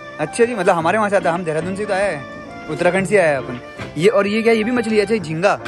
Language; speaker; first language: Hindi; native; Hindi